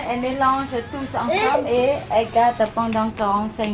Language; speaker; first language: French; non-native, learner; Khmer